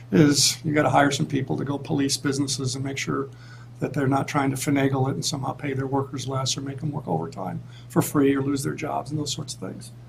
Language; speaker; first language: English; native; English